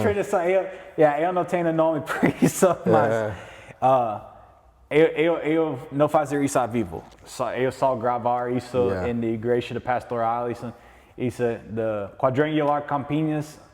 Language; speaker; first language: Portuguese; non-native, learner; English